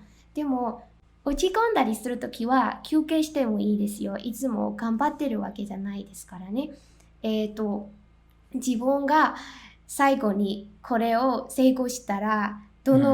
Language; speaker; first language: Japanese; non-native, fluent; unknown